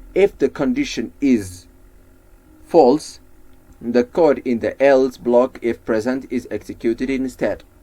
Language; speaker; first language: English; non-native, local second language; Amharic